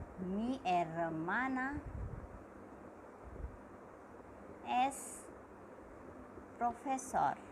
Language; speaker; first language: Spanish; non-native, learner; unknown